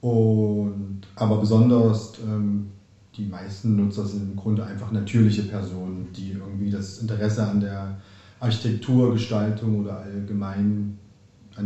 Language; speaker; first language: German; native; German